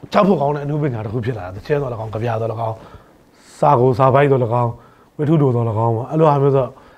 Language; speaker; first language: Burmese; native; Burmese